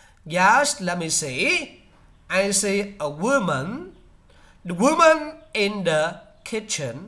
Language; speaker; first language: English; non-native, learner; Vietnamese